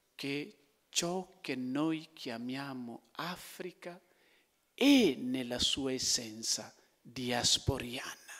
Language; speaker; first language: Italian; non-native, fluent; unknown